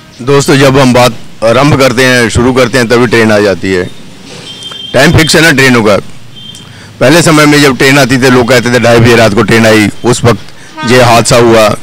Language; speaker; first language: Hindi; native; Hindi